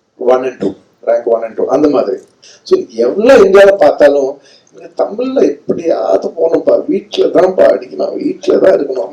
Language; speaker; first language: Tamil; non-native, local second language; Telugu